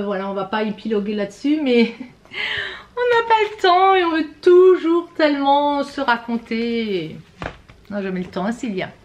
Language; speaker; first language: French; native; French